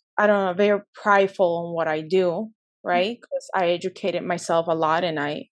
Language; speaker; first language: English; early bilingual, other home language; Spanish